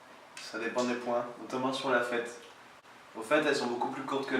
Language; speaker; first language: French; native; French